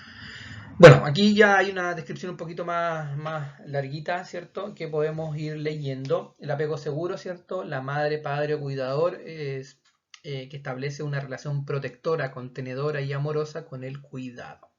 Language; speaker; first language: Spanish; native; Spanish